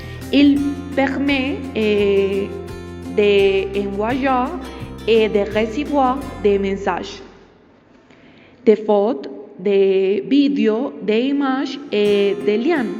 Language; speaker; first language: French; non-native, learner; Spanish